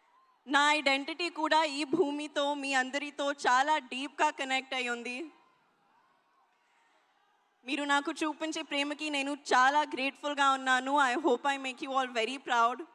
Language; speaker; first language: Telugu; non-native, learner; Hindi